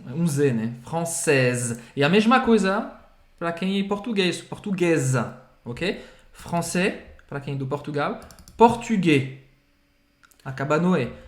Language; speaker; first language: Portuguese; non-native, fluent; French